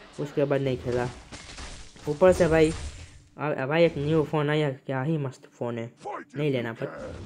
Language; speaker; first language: Hindi; non-native, local second language; Gujarati